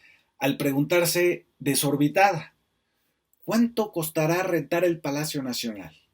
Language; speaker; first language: Spanish; native; Spanish